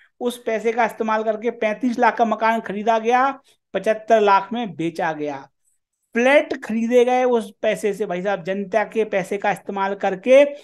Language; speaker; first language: Hindi; native; Hindi